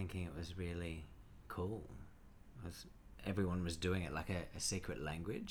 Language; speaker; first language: English; native; English